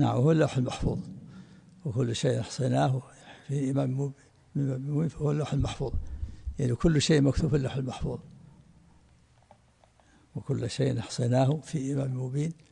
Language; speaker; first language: Arabic; native; Arabic